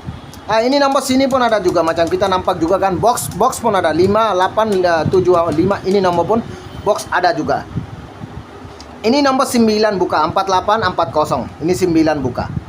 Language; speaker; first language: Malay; non-native, learner; Bangla